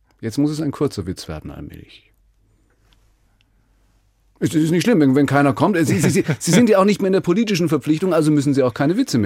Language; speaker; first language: German; native; German